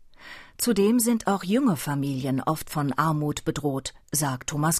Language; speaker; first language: German; native; German